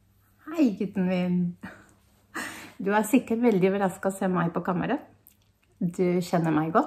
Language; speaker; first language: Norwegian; non-native, learner; Spanish